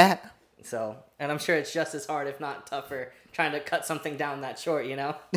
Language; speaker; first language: English; native; English